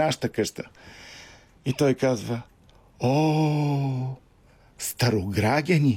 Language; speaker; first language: Bulgarian; native; Bulgarian